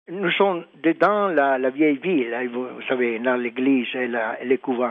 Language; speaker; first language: French; non-native, fluent; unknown